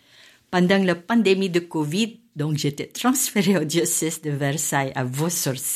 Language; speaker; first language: French; non-native, fluent; Filipino